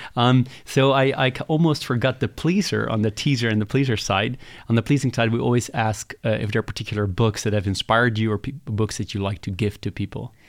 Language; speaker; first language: English; non-native, fluent; Dutch